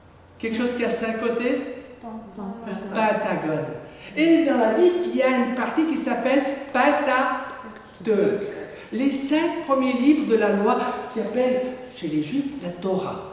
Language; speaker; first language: French; native; French